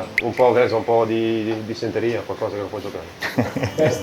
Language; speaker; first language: Italian; native; Italian